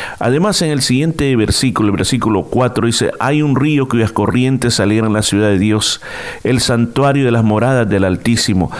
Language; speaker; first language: Spanish; native; Spanish